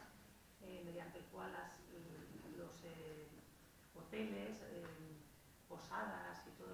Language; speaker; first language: Spanish; native; Spanish